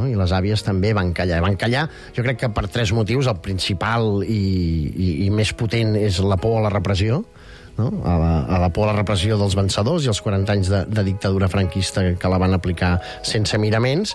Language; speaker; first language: Catalan; native; Catalan